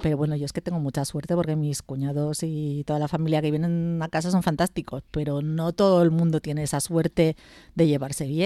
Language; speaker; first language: Spanish; native; Spanish